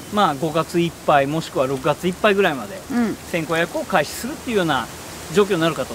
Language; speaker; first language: Japanese; native; Japanese